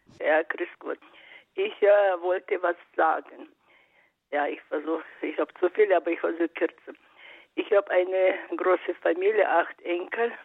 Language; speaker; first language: German; non-native, learner; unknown